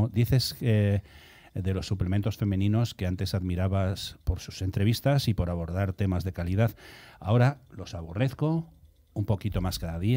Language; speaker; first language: Spanish; native; Spanish